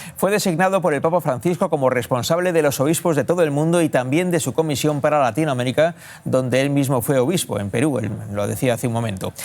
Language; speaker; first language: Spanish; native; Spanish